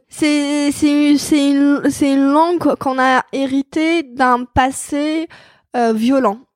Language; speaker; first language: French; non-native, local second language; Arabic